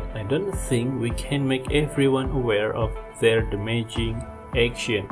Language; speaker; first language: English; non-native, fluent; Indonesian